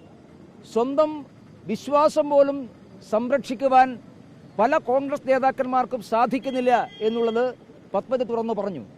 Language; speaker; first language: Malayalam; native; Malayalam